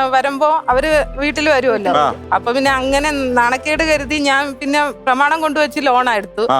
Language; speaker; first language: Malayalam; native; Malayalam